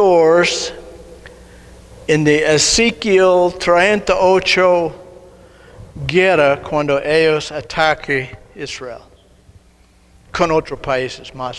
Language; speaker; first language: Spanish; non-native, learner; English